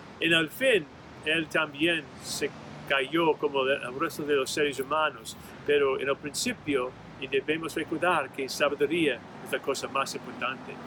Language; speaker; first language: Spanish; non-native, fluent; English